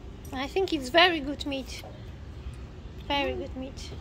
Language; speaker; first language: English; non-native, fluent; Polish